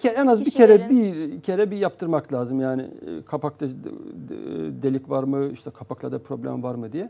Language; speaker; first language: Turkish; native; Turkish